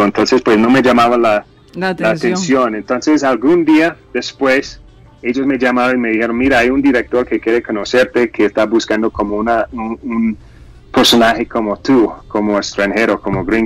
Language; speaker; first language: Spanish; non-native, fluent; English